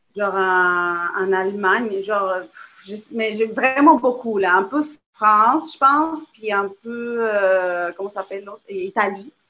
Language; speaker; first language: French; non-native, fluent; Spanish